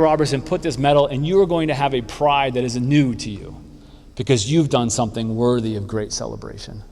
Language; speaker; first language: English; native; English